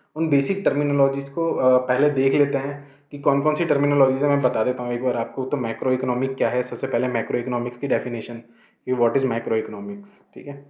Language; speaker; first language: Hindi; native; Hindi